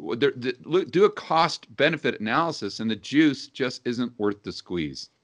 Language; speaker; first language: English; native; English